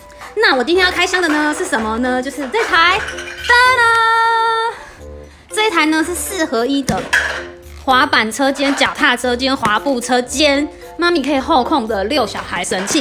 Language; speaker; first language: Chinese; native; Chinese